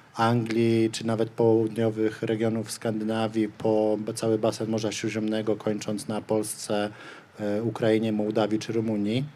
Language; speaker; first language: Polish; native; Polish